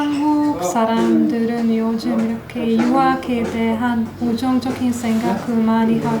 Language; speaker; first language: Korean; non-native, fluent; Hungarian